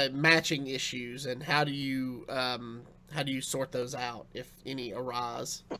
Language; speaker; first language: English; native; English